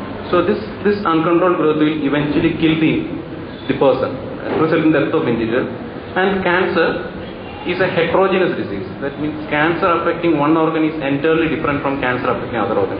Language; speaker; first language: English; non-native, local second language; Malayalam